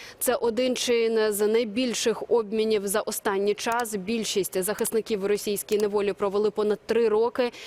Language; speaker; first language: Ukrainian; native; Ukrainian